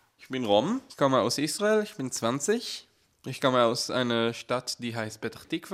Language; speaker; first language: German; non-native, fluent; Hebrew